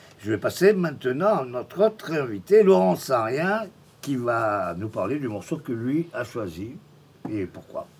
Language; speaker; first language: French; native; French